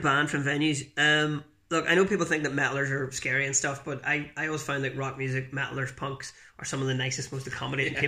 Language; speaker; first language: English; native; English